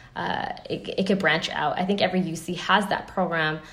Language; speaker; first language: English; early bilingual, other home language; Spanish